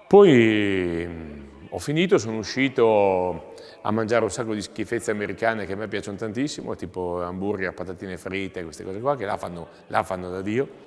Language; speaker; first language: Italian; native; Italian